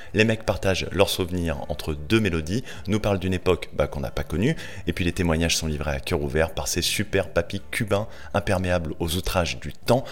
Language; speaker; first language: French; native; French